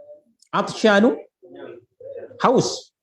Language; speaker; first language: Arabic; non-native, fluent; Indonesian